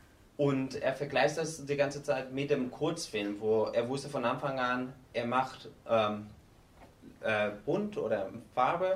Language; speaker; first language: German; non-native, learner; Spanish